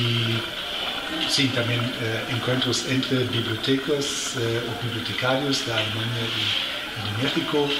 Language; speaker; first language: Spanish; non-native, fluent; German